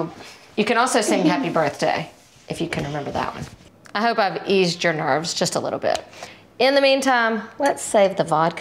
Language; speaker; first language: English; native; English